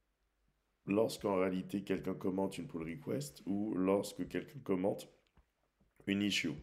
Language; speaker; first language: French; native; French